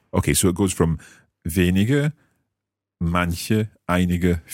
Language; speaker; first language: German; non-native, learner; English